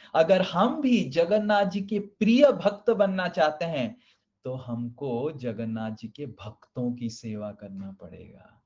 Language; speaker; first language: Hindi; non-native, local second language; Odia